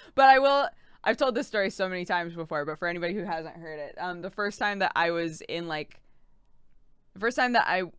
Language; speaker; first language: English; native; English